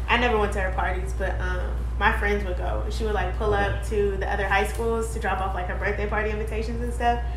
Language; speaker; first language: English; native; English